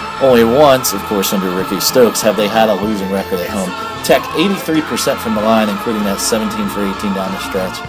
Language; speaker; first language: English; native; English